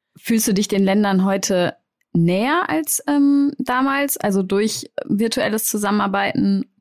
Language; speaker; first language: German; native; German